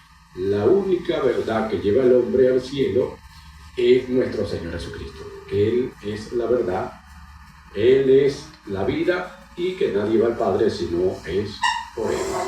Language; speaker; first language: Spanish; native; Spanish